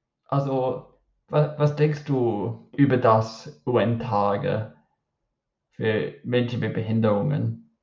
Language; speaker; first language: German; non-native, learner; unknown